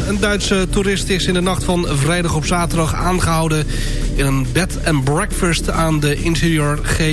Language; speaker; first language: Dutch; native; Dutch